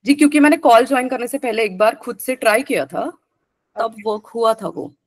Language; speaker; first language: Hindi; non-native, local second language; Marathi